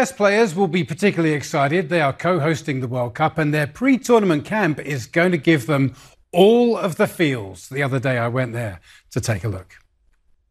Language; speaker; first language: English; native; English